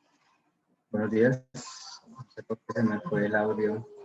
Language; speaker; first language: Spanish; native; Spanish